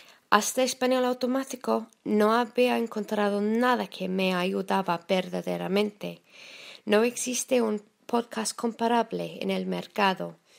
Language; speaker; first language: Spanish; non-native, fluent; English